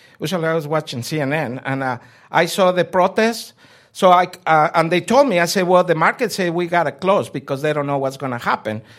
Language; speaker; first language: English; non-native, fluent; Spanish